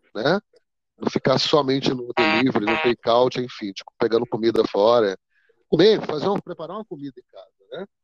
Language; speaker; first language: Portuguese; native; Portuguese